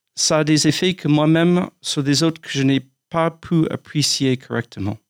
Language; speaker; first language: French; non-native, fluent; English